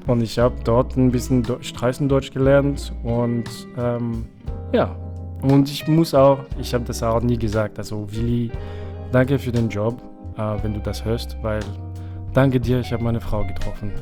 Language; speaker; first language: German; non-native, fluent; French